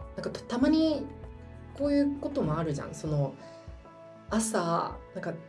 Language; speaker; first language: Japanese; non-native, fluent; Chinese